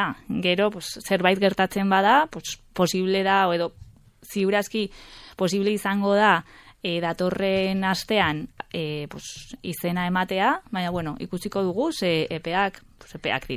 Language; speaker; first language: Basque; non-native, local second language; Spanish